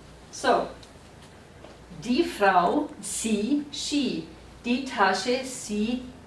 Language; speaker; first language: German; non-native, fluent; English